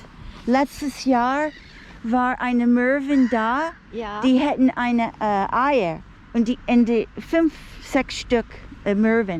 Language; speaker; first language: German; non-native, learner; English